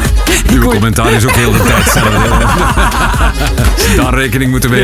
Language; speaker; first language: Dutch; native; Dutch